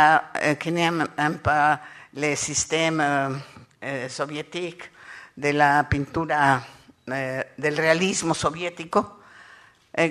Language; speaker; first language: French; non-native, learner; Spanish